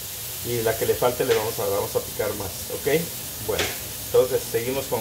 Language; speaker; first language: Spanish; native; Spanish